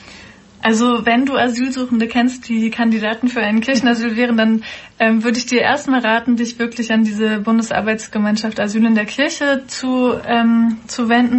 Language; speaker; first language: German; native; German